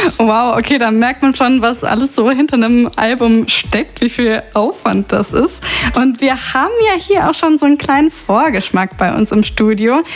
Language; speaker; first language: German; native; German